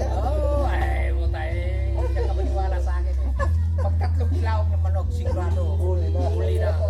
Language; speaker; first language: Filipino; non-native, local second language; Cebuano